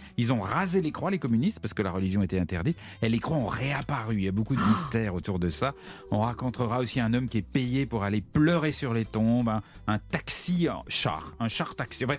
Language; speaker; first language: French; native; French